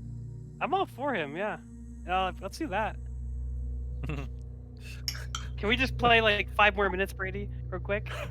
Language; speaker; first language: English; native; English